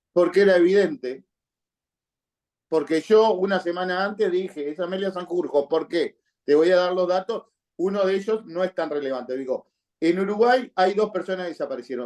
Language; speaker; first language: Spanish; native; Spanish